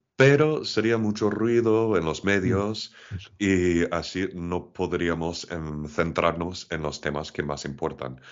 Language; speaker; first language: Spanish; non-native, fluent; English